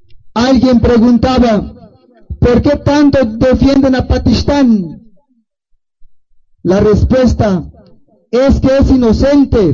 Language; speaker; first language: Spanish; non-native, local second language; Tzotzil